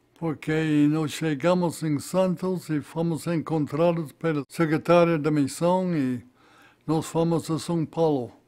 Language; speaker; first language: Portuguese; non-native, fluent; English